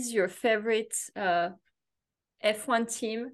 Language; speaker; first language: English; non-native, fluent; French